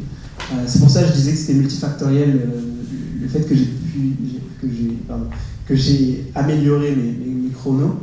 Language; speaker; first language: French; native; French